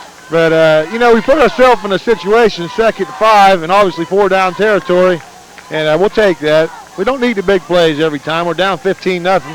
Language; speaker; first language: English; native; English